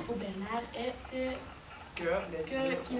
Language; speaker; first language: French; non-native, learner; Dutch